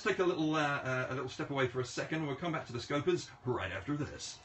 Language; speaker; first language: English; native; English